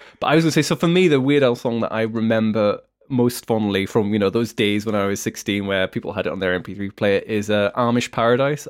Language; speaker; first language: English; native; English